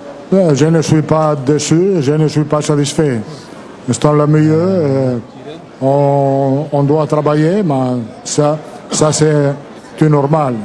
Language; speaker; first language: French; non-native, learner; Italian